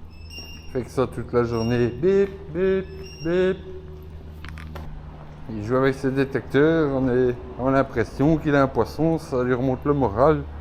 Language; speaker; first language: French; native; French